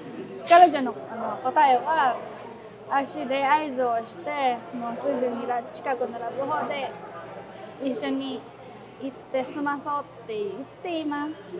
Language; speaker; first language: Japanese; non-native, fluent; Filipino